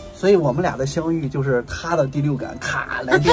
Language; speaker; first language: Chinese; native; Chinese